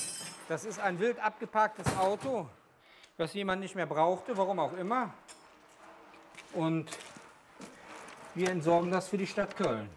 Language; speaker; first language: German; native; German